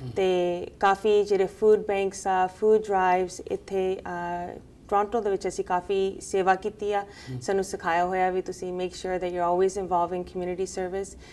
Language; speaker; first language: Punjabi; early bilingual, heritage; Punjabi